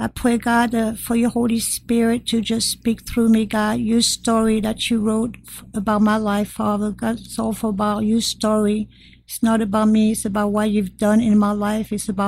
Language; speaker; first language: English; non-native, fluent; French